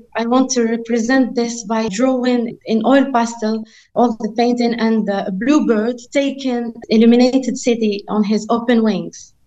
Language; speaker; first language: English; non-native, fluent; Arabic